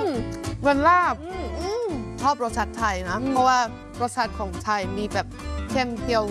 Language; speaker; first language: Thai; non-native, fluent; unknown